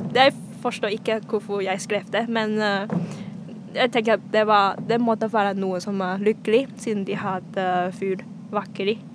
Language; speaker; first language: Norwegian; non-native, fluent; Cantonese